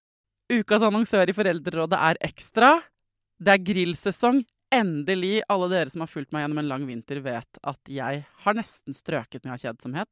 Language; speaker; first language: Norwegian; native; Norwegian